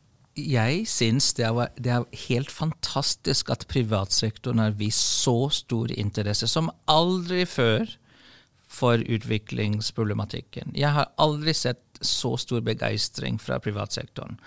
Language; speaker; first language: Norwegian; non-native, fluent; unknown